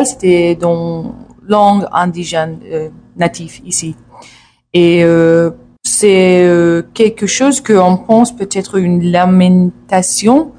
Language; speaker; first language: French; non-native, learner; English